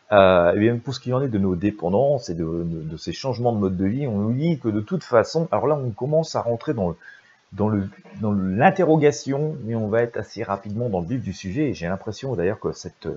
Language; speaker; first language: French; native; French